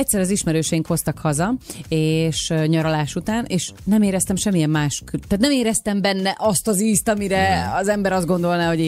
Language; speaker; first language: Hungarian; native; Hungarian